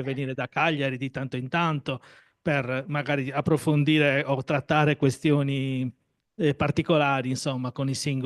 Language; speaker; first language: Italian; native; Italian